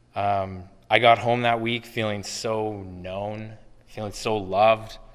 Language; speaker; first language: English; native; English